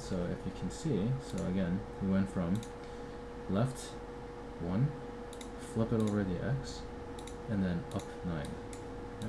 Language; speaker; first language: English; native; English